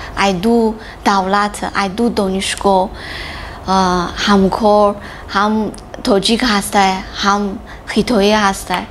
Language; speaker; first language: Tajik; non-native, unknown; Chinese